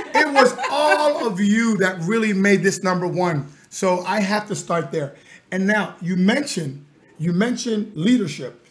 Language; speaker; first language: English; early bilingual, other home language; Spanish